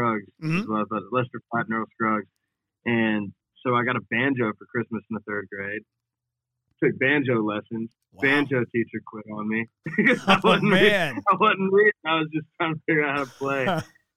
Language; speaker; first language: English; native; English